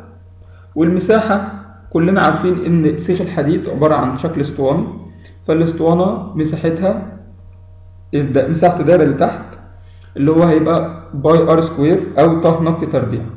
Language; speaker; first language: Arabic; native; Arabic